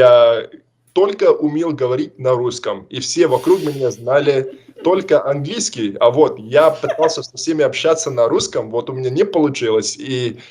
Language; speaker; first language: Russian; non-native, fluent; English